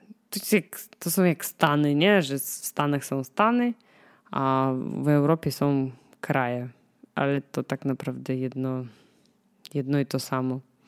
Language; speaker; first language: Polish; non-native, fluent; Russian